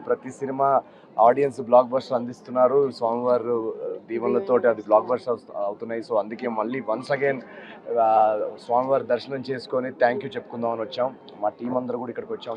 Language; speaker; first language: Telugu; native; Telugu